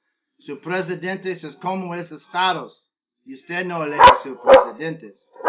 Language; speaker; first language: Spanish; non-native, learner; English